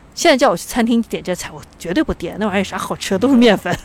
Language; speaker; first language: Chinese; native; Chinese